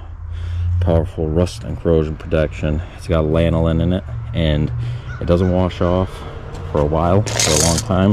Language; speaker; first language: English; native; English